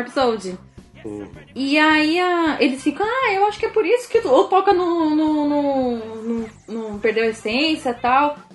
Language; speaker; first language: Portuguese; native; Portuguese